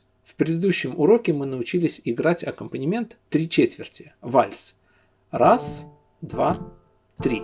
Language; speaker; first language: Russian; native; Russian